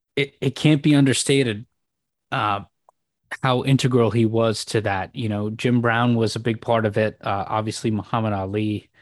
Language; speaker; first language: English; native; English